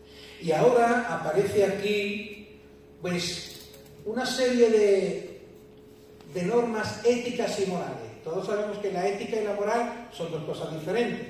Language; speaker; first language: Spanish; native; Spanish